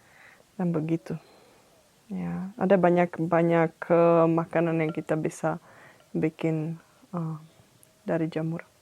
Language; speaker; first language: Indonesian; non-native, fluent; Czech